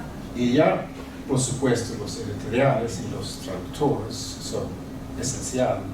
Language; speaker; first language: Spanish; non-native, fluent; Swedish